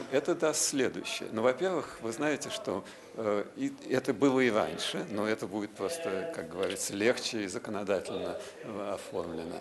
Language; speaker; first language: Russian; native; Russian